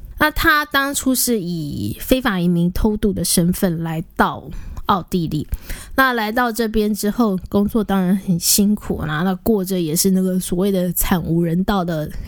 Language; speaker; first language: Chinese; native; Chinese